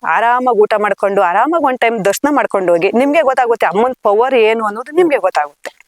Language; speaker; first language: Kannada; native; Kannada